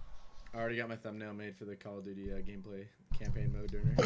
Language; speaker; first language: English; native; English